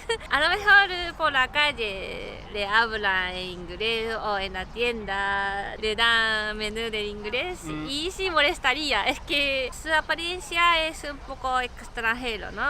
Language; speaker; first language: Spanish; non-native, fluent; Japanese